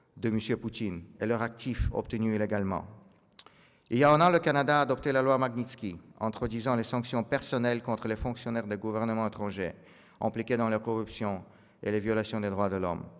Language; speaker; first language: French; non-native, fluent; Russian